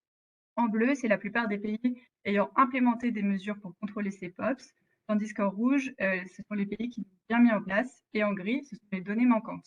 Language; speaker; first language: French; native; French